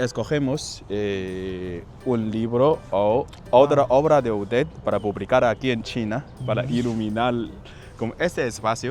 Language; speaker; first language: Spanish; non-native, fluent; Chinese